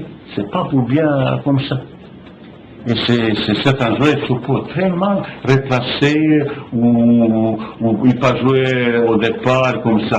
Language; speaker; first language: French; non-native, fluent; Bosnian